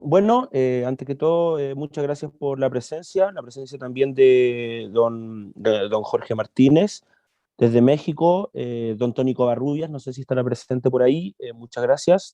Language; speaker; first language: Spanish; native; Spanish